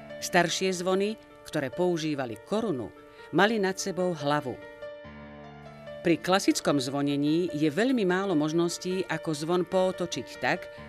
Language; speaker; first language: Slovak; native; Slovak